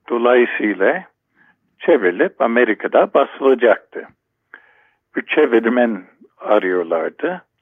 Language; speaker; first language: Turkish; non-native, fluent; English